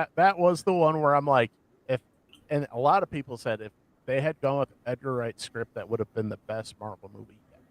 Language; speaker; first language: English; native; English